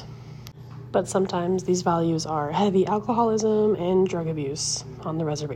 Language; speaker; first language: English; native; English